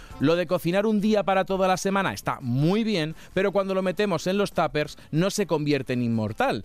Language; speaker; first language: Spanish; native; Spanish